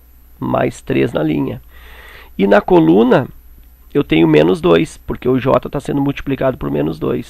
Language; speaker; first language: Portuguese; native; Portuguese